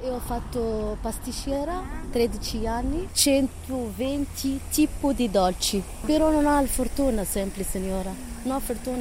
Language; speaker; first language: Italian; non-native, learner; Arabic